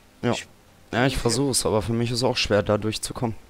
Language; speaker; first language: German; native; German